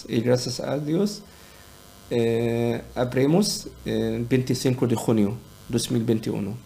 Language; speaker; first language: Spanish; non-native, learner; Arabic